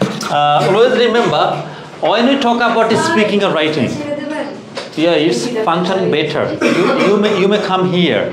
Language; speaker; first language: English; non-native, fluent; Bangla